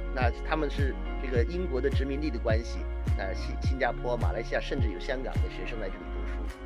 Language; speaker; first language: Chinese; native; Chinese